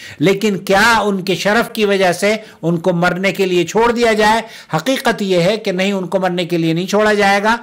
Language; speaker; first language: Urdu; native; Urdu